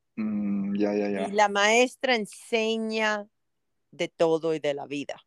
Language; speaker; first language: Spanish; native; Spanish